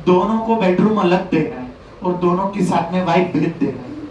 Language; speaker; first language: Hindi; non-native, local second language; Gujarati